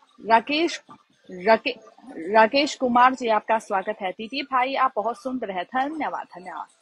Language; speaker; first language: Hindi; non-native, fluent; Chinese